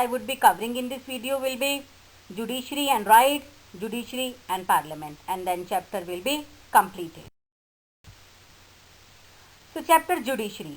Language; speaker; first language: English; non-native, local second language; Hindi